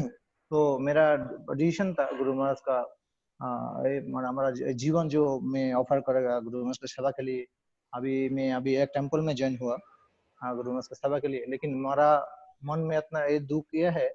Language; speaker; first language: Hindi; non-native, learner; Bangla